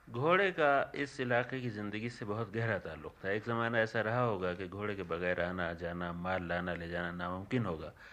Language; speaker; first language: Urdu; native; Urdu